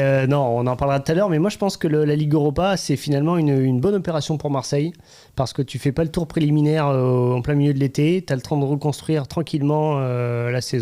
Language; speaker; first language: French; native; French